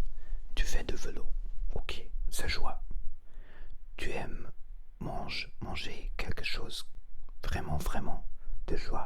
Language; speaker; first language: French; non-native, learner; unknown